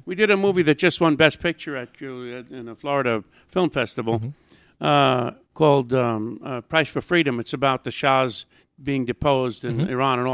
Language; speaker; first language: English; native; English